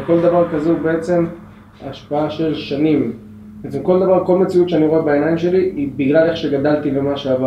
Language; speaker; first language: Hebrew; native; Hebrew